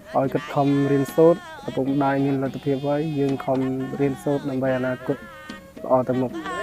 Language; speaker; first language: Khmer; non-native, local second language; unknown